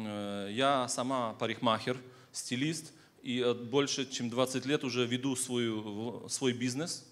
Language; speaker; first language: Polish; non-native, learner; Russian